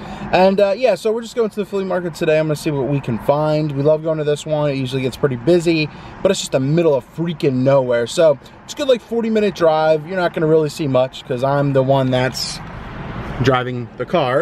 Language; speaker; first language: English; native; English